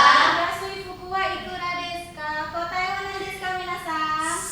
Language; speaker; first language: Japanese; non-native, learner; Indonesian